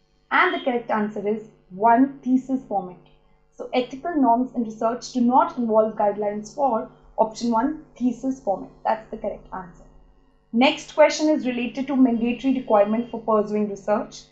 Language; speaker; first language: English; non-native, local second language; Hindi